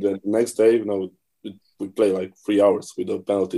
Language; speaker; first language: English; non-native, fluent; Romanian